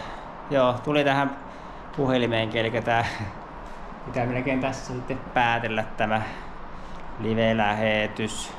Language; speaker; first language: Finnish; native; Finnish